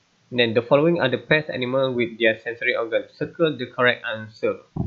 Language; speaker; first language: English; non-native, local second language; Malay